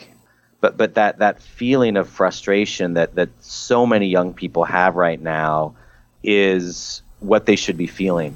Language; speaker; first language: English; native; English